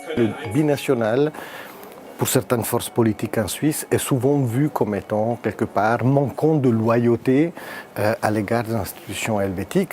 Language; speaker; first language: French; native; French